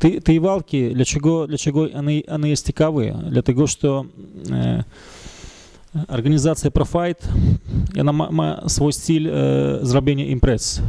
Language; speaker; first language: Polish; non-native, fluent; Russian